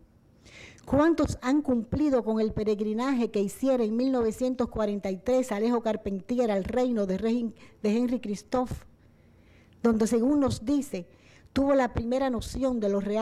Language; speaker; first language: Spanish; native; Spanish